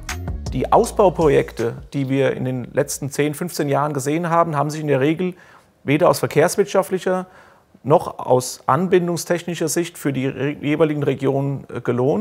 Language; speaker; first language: German; native; German